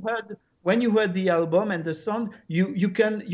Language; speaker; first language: English; non-native, learner; French